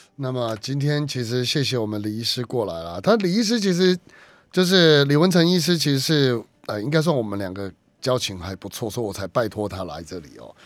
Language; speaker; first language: Chinese; native; Chinese